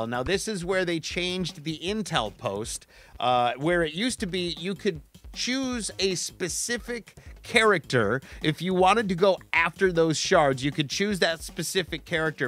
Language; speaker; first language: English; native; English